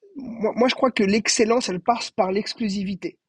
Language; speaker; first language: French; native; French